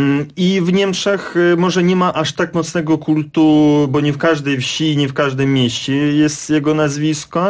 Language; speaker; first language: Polish; non-native, fluent; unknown